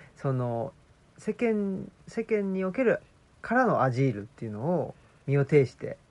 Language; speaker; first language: Japanese; native; Japanese